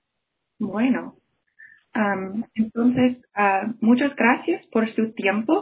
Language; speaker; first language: Spanish; non-native, fluent; English